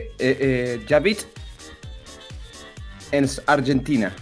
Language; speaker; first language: French; non-native, learner; Spanish